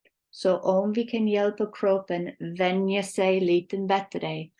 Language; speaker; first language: Swedish; non-native, learner; English